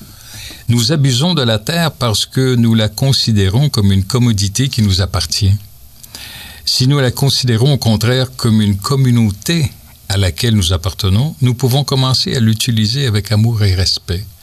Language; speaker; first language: French; native; French